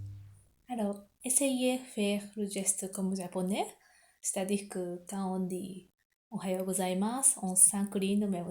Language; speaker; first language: French; non-native, fluent; Japanese